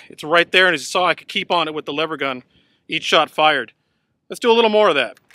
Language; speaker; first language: English; native; English